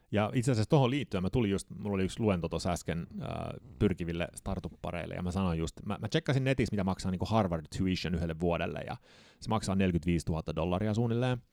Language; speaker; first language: Finnish; early bilingual, heritage; Finnish